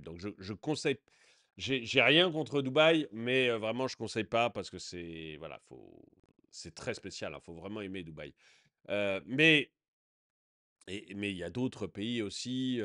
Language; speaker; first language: French; native; French